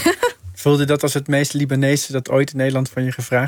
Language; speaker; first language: Dutch; native; Dutch